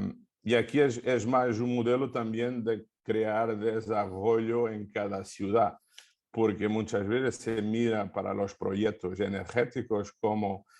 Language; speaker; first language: Spanish; non-native, fluent; Portuguese